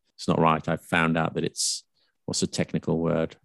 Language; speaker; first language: English; native; English